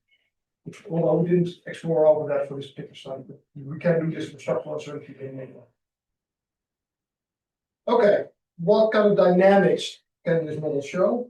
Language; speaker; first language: English; non-native, fluent; Dutch